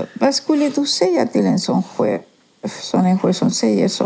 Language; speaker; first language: Swedish; non-native, fluent; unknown